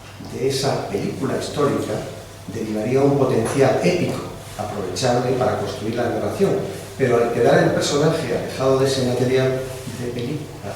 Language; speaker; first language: Spanish; native; Spanish